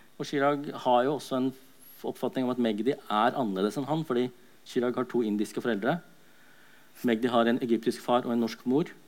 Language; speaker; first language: Norwegian; early bilingual, other home language; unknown